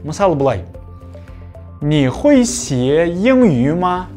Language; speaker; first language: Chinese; non-native, fluent; Kazakh